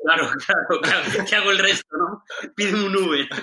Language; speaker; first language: Spanish; native; Spanish